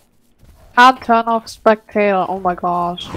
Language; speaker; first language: English; native; English